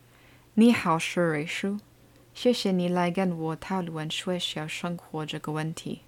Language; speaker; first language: Chinese; non-native, learner; English